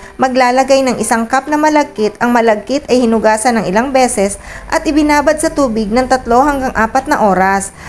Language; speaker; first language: Filipino; non-native, local second language; Bikol